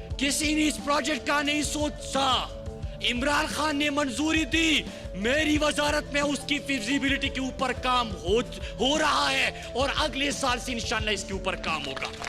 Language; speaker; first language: Urdu; non-native, local second language; Pashto